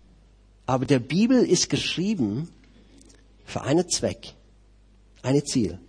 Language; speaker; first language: German; non-native, fluent; English